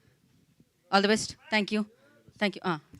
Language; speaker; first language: Telugu; native; Telugu